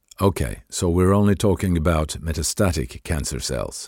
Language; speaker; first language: English; non-native, fluent; Norwegian